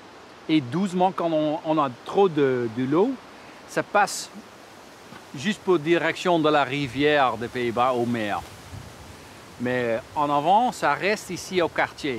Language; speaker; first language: French; non-native, learner; Dutch